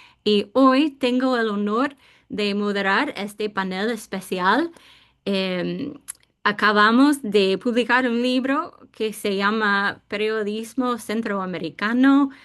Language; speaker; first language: Spanish; non-native, fluent; English